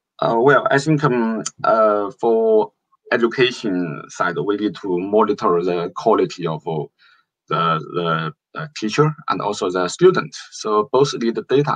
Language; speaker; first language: English; non-native, fluent; Chinese